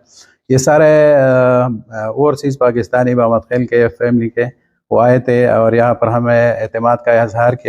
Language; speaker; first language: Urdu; non-native, local second language; Pashto